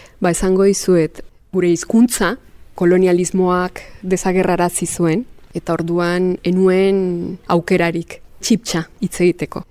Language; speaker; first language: Basque; non-native, fluent; Spanish